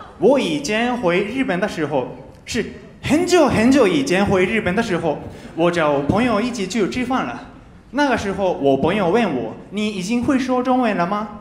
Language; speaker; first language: Chinese; non-native, fluent; Japanese